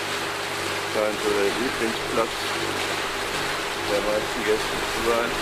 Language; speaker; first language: German; native; German